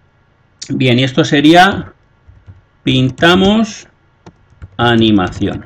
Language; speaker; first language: Spanish; native; Spanish